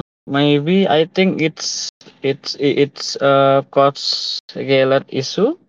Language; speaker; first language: English; non-native, learner; Indonesian